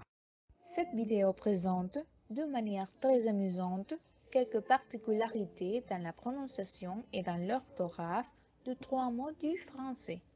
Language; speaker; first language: French; non-native, learner; Spanish